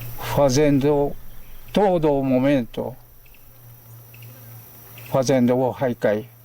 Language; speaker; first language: Portuguese; non-native, fluent; Japanese